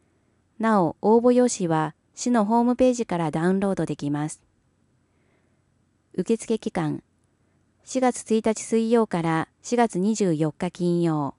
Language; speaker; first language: Japanese; native; Japanese